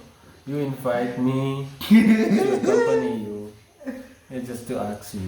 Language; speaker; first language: English; non-native, learner; Indonesian